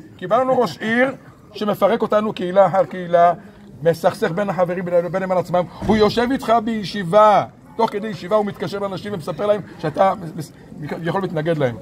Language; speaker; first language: Hebrew; native; Hebrew